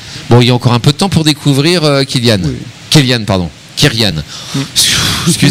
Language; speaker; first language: French; native; French